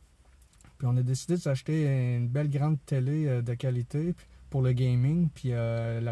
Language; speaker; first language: French; native; French